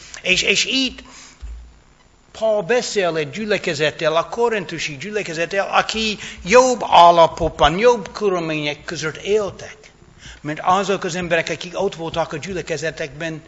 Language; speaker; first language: Hungarian; non-native, fluent; English